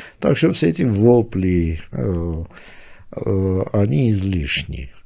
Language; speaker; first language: Russian; non-native, local second language; Armenian